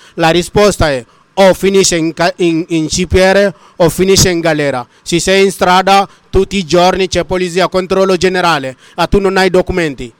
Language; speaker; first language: Italian; non-native, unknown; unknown